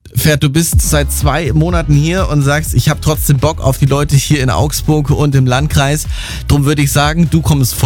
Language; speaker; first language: German; native; German